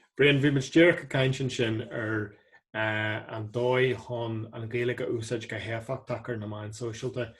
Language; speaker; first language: Irish; non-native, local second language; English